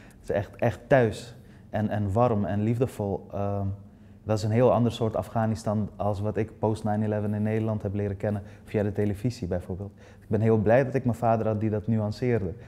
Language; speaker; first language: Dutch; early bilingual, other home language; Persian